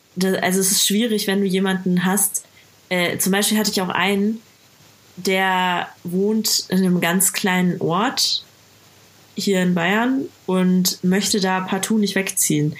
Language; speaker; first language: German; native; German